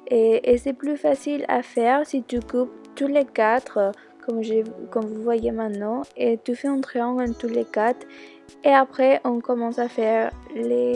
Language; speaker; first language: French; non-native, learner; Spanish